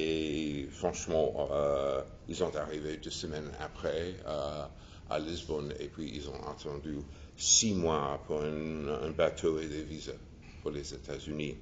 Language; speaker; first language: French; non-native, fluent; English